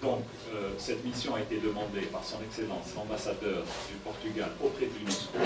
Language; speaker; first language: French; native; French